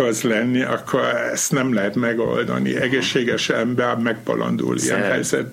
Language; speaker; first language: Hungarian; non-native, fluent; Dutch